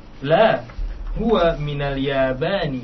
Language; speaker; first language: Arabic; non-native, learner; Indonesian